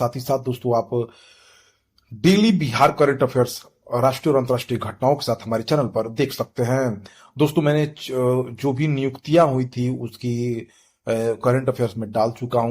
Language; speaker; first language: Hindi; native; Hindi